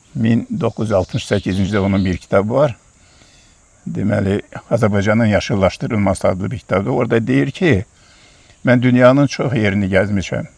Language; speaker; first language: Azerbaijani; non-native, local second language; Lezghian